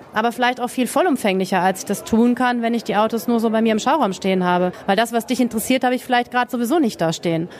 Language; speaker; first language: German; native; German